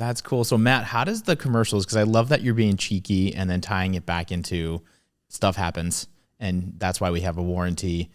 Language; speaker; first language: English; native; English